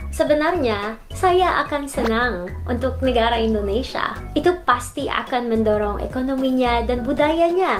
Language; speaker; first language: Indonesian; non-native, learner; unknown